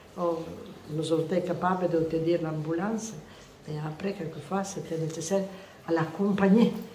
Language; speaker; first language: French; non-native, fluent; Italian